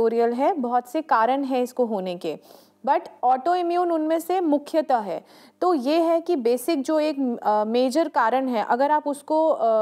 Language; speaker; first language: Hindi; native; Hindi